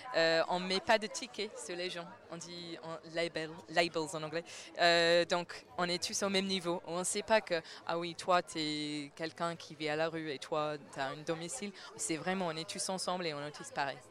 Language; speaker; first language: French; non-native, fluent; English